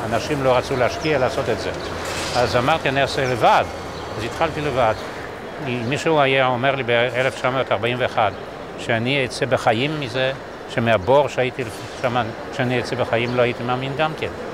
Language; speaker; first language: Hebrew; non-native, fluent; Polish